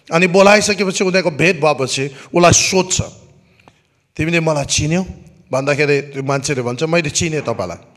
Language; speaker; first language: Nepali; native; Nepali